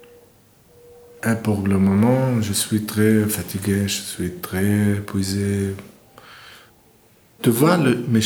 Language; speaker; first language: French; non-native, learner; English